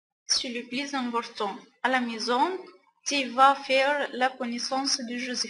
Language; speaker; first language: French; non-native, learner; Arabic